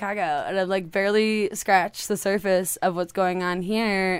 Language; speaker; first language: English; native; English